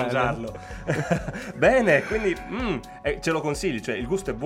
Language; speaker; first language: Italian; native; Italian